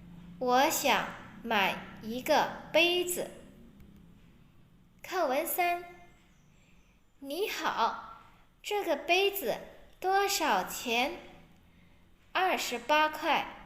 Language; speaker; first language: Chinese; non-native, fluent; Indonesian